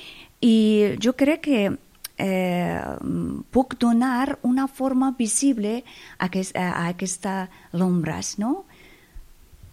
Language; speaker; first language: Catalan; non-native, fluent; Persian